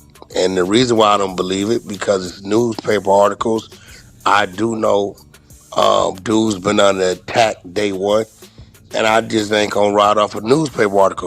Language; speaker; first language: English; native; English